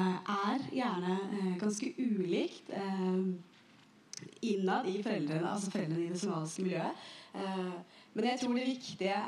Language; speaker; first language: Norwegian; early bilingual, other home language; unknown